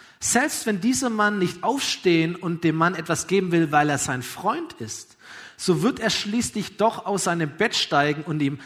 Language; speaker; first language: German; native; German